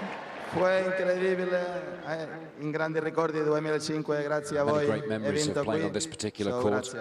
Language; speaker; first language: Italian; non-native, learner; Spanish